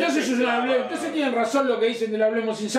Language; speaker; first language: Spanish; native; Spanish